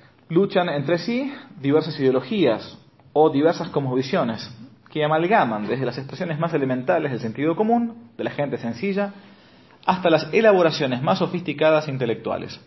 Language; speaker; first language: Spanish; native; Spanish